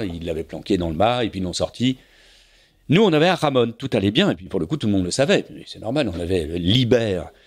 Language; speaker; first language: French; native; French